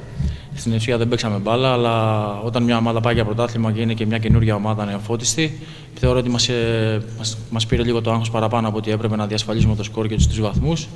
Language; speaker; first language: Greek; native; Greek